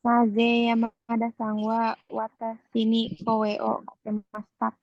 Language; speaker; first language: Japanese; non-native, learner; Indonesian